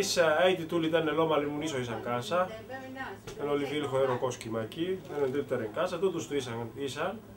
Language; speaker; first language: Finnish; early bilingual, heritage; Finnish